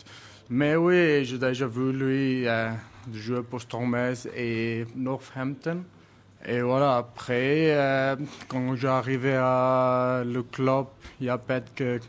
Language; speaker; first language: French; non-native, learner; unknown